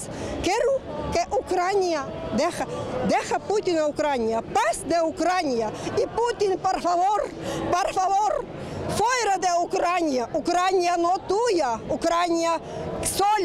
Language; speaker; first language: Spanish; non-native, learner; Ukrainian